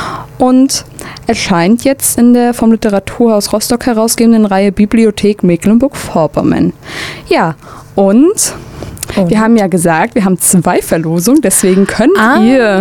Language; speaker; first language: German; native; German